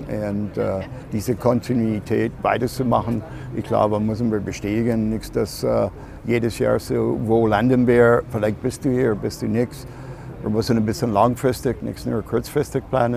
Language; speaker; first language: German; non-native, fluent; English